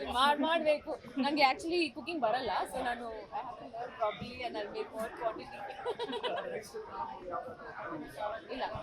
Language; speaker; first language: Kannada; non-native, learner; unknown